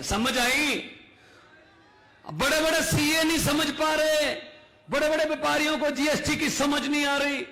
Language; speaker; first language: Hindi; non-native, local second language; Punjabi